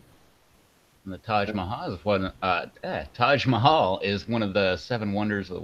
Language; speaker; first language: English; native; English